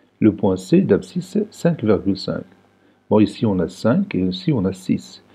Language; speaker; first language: French; non-native, local second language; Arabic